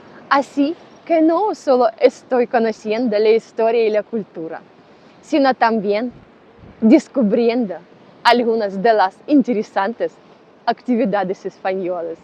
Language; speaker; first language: Spanish; non-native, learner; Russian